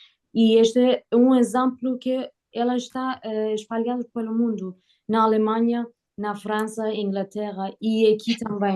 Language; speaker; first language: Portuguese; non-native, learner; Persian